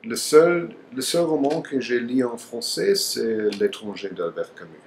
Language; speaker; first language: French; non-native, learner; German